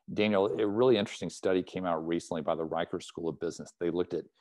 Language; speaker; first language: English; native; English